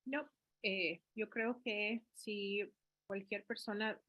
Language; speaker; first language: Spanish; early bilingual, heritage; Spanish